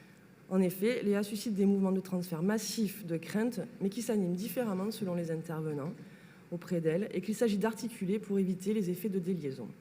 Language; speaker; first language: French; native; French